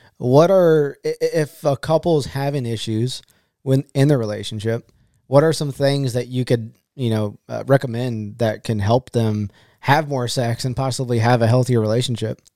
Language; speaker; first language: English; native; English